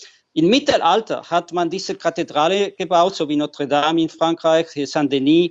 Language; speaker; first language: German; non-native, fluent; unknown